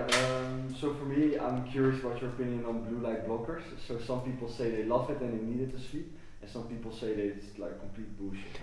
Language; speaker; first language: English; non-native, fluent; Dutch